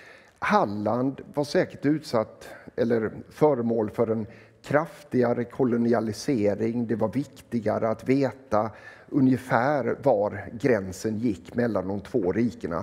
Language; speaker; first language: Swedish; native; Swedish